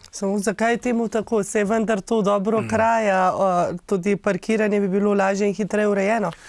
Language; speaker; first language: Slovenian; native; Slovenian